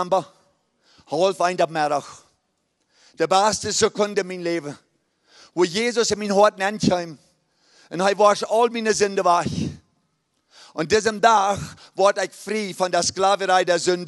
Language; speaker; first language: German; early bilingual, heritage; Plautdietsch